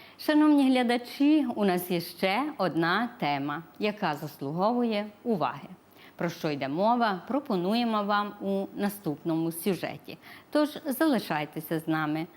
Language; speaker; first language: Ukrainian; early bilingual, heritage; Ukrainian